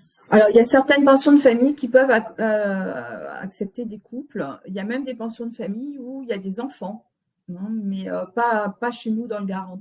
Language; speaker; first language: French; native; French